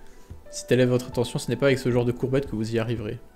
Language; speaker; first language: French; native; French